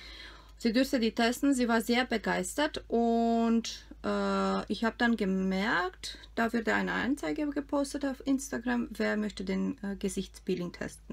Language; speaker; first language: German; non-native, fluent; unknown